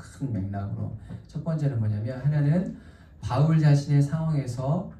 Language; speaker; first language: Korean; native; Korean